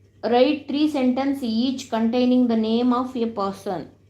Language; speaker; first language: English; non-native, local second language; Kannada